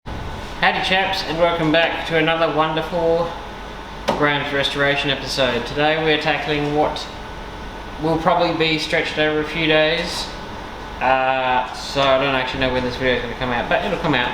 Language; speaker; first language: English; native; English